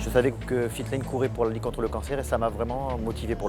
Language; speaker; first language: French; native; French